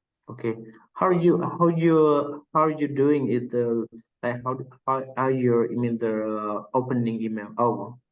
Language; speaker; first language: English; non-native, learner; Vietnamese